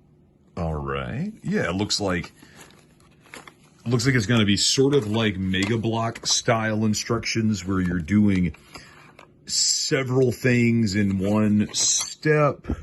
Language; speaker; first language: English; native; English